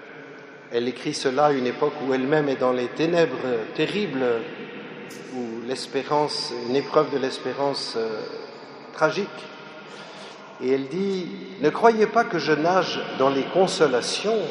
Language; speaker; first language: French; native; French